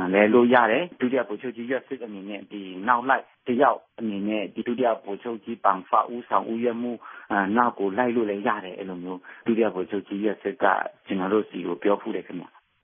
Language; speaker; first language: Burmese; non-native, local second language; Shan